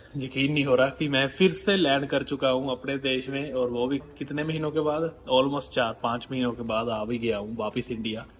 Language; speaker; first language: Hindi; native; Hindi